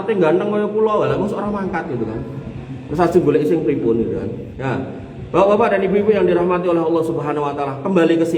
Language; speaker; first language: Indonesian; non-native, local second language; Javanese